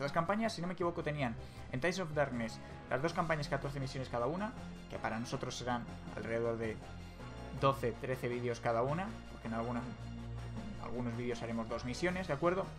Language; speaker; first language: Spanish; native; Spanish